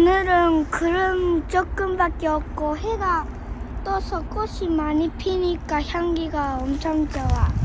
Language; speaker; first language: Korean; early bilingual, heritage; Japanese